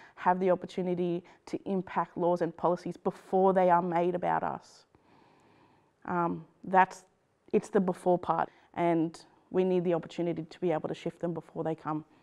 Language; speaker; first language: English; native; English